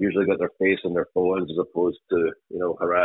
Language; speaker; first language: English; native; English